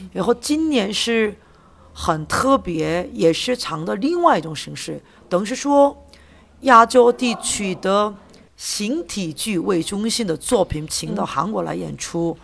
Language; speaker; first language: Chinese; non-native, fluent; Korean